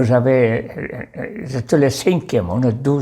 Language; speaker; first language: French; non-native, local second language; Basque